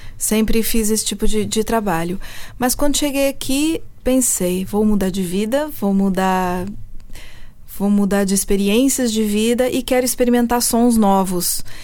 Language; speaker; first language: Portuguese; early bilingual, heritage; Portuguese